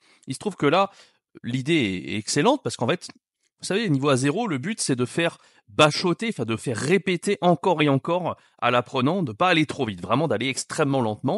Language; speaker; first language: French; native; French